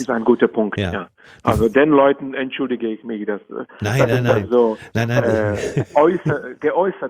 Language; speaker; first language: German; non-native, fluent; Czech